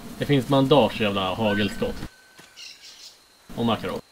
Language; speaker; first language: Swedish; native; Swedish